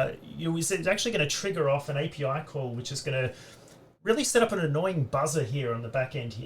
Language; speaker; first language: English; native; English